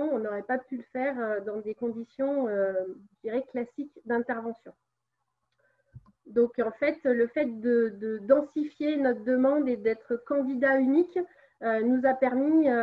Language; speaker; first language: French; native; French